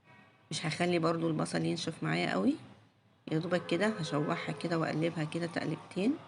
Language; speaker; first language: Arabic; native; Arabic